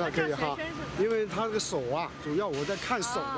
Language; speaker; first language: Chinese; native; Chinese